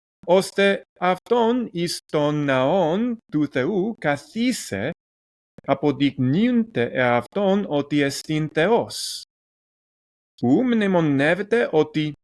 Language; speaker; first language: Greek; non-native, learner; English